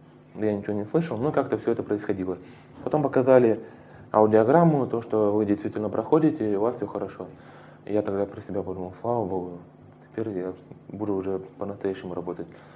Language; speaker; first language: Russian; native; Russian